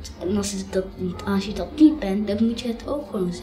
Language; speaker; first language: Dutch; early bilingual, other home language; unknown